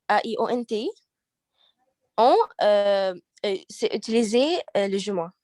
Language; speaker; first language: French; non-native, learner; Arabic